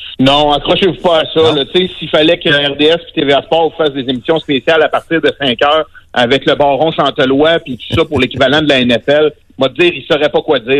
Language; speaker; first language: French; native; French